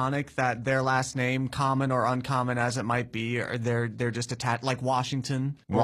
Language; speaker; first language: English; native; English